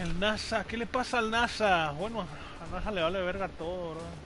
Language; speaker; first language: Spanish; early bilingual, heritage; Spanish